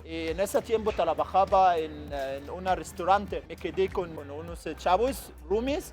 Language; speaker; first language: Spanish; non-native, fluent; Arabic